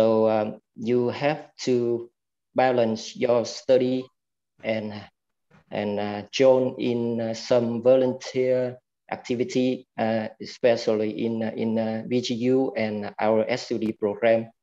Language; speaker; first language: English; non-native, fluent; Vietnamese